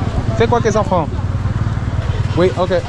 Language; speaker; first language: French; non-native, learner; English